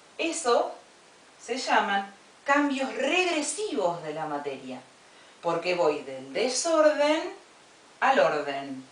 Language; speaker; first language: Spanish; native; Spanish